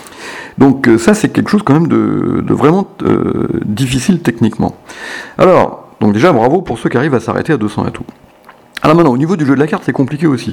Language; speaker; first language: French; native; French